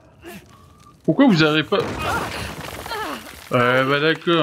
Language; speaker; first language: French; native; French